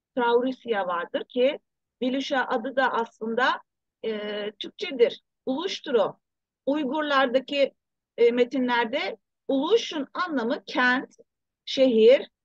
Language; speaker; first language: Turkish; early bilingual, heritage; Turkish